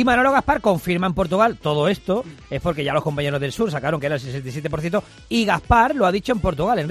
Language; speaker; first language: Spanish; native; Spanish